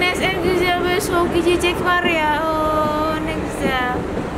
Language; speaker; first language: Turkish; non-native, learner; Indonesian